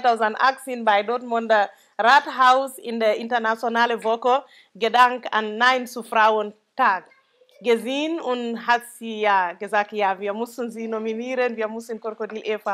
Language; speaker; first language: German; non-native, local second language; Mandingo